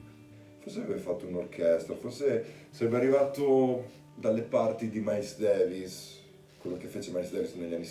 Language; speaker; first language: Italian; native; Italian